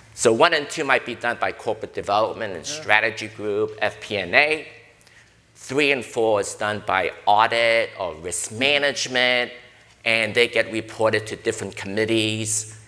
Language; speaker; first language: English; native; English